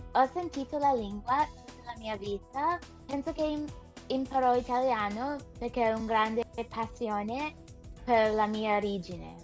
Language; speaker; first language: Italian; non-native, learner; English